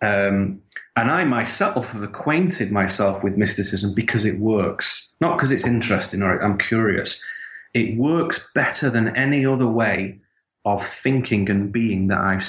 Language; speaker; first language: English; native; English